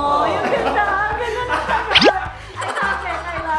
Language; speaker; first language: Filipino; native; Filipino